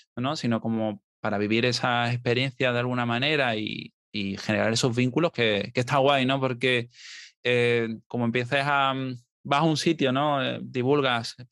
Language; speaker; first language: Spanish; native; Spanish